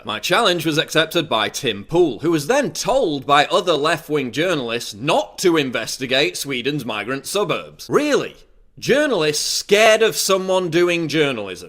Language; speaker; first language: English; native; English